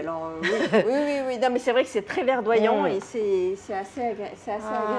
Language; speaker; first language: French; native; French